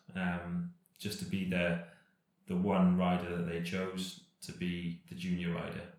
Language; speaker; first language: English; native; English